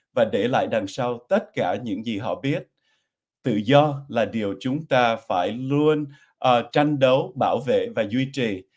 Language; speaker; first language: Vietnamese; early bilingual, heritage; Vietnamese